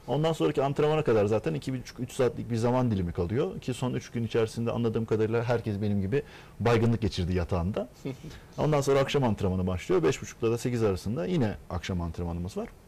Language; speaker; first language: Turkish; native; Turkish